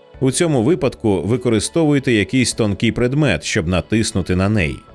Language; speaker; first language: Ukrainian; native; Ukrainian